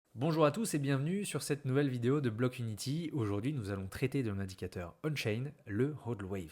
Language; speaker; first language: French; native; French